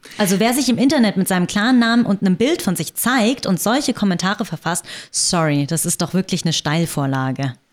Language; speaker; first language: German; early bilingual, other home language; Vietnamese